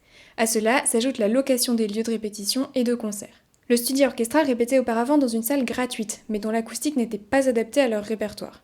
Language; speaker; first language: French; native; French